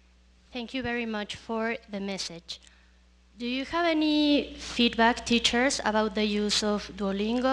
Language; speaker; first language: English; non-native, fluent; Spanish